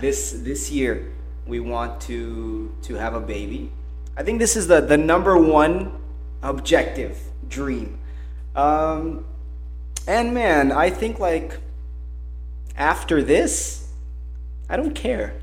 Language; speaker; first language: English; native; English